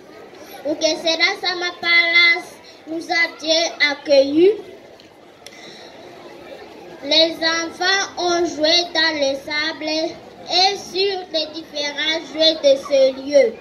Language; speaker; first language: French; non-native, learner; Kinyarwanda